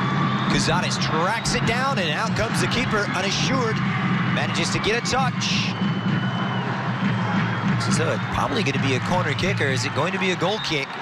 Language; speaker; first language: English; native; English